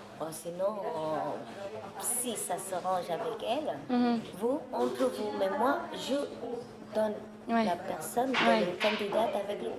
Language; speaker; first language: French; non-native, learner; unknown